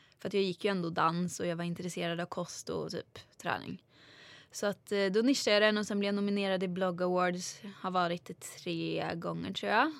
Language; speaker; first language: Swedish; native; Swedish